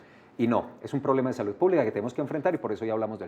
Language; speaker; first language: Spanish; native; Spanish